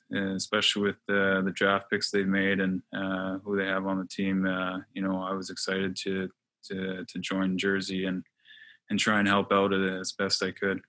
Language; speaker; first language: English; native; English